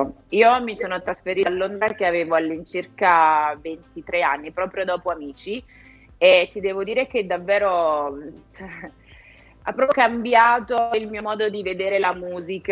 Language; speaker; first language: Italian; native; Italian